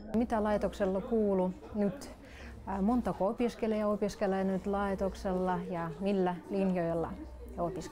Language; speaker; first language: Finnish; non-native, local second language; Russian